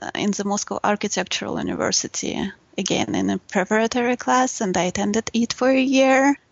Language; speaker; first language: English; non-native, fluent; Russian